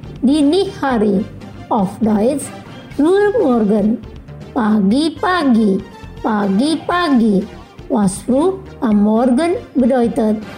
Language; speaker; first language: German; non-native, learner; Indonesian